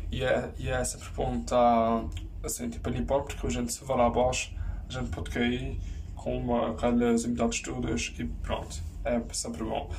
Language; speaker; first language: Portuguese; early bilingual, heritage; Portuguese